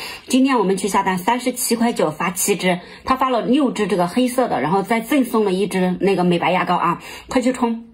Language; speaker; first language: Chinese; native; Chinese